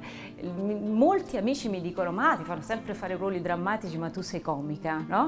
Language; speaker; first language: Italian; native; Italian